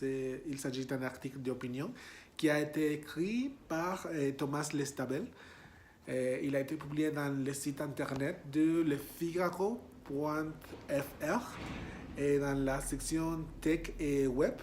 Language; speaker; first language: French; non-native, learner; Spanish